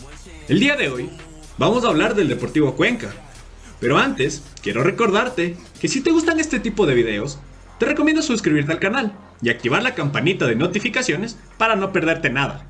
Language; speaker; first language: Spanish; native; Spanish